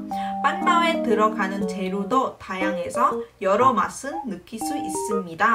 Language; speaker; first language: Korean; non-native, local second language; Vietnamese